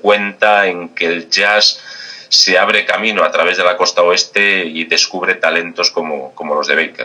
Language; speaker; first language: Spanish; native; Spanish